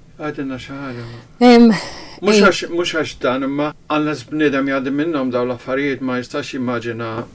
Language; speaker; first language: Maltese; early bilingual, heritage; Maltese